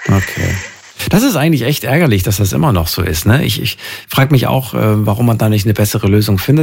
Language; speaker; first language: German; native; German